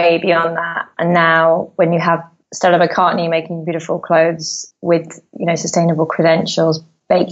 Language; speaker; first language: English; native; English